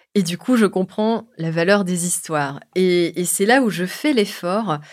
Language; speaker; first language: French; native; French